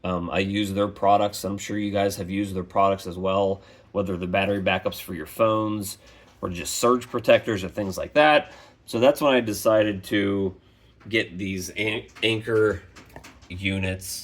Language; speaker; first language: English; native; English